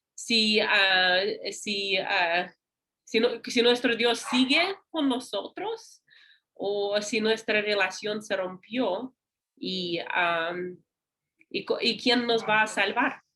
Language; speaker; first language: Spanish; non-native, learner; English